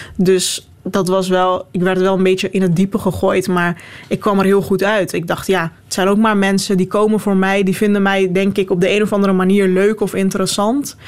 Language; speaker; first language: Dutch; non-native, local second language; Turkish